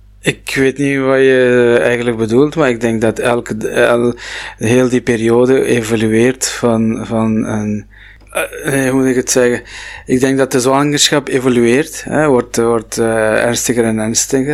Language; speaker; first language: Dutch; non-native, local second language; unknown